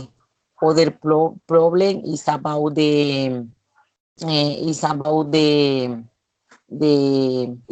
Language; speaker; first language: English; non-native, learner; Spanish